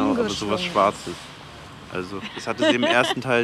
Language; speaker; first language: German; native; German